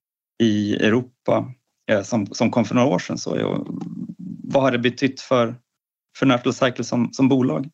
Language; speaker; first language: Swedish; native; Swedish